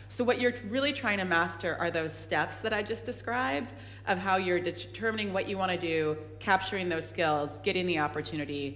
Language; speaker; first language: English; native; English